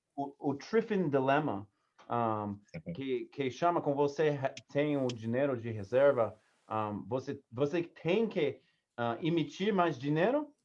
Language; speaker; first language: Portuguese; non-native, learner; English